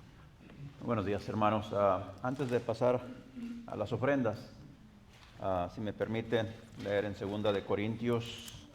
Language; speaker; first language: Spanish; native; Spanish